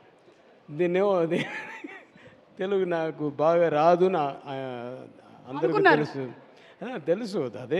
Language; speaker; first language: Telugu; non-native, learner; Tamil